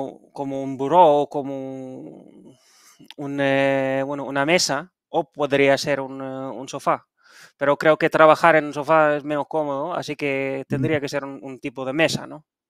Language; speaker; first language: Spanish; non-native, fluent; Dutch